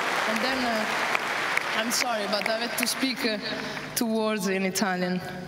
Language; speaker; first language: English; non-native, learner; Italian